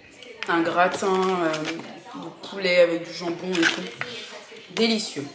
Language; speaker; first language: French; native; French